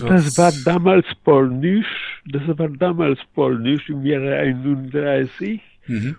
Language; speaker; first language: German; early bilingual, heritage; Polish